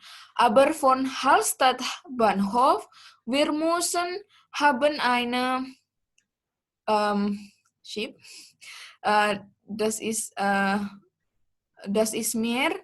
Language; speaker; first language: German; non-native, learner; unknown